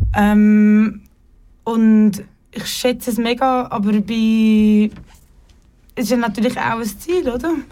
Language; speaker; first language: German; native; German